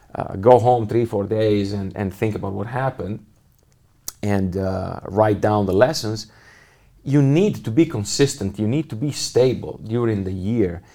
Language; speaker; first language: English; non-native, fluent; Italian